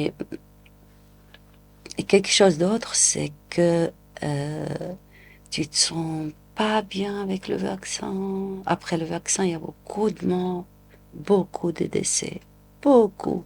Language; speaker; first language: French; non-native, local second language; Arabic